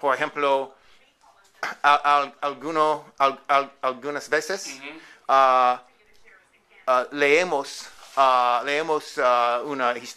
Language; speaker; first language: Spanish; non-native, learner; English